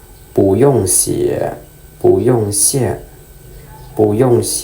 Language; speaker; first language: Chinese; non-native, fluent; Lao